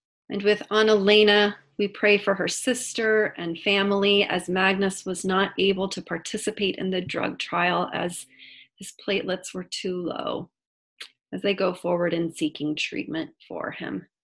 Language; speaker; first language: English; native; English